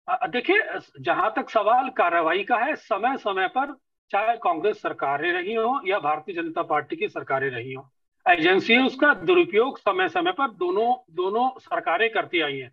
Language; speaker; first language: Hindi; native; Hindi